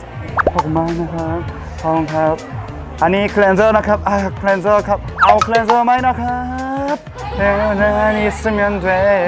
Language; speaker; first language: Thai; non-native, learner; Korean